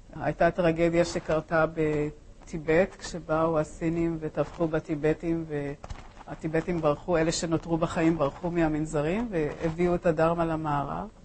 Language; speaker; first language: Hebrew; early bilingual, other home language; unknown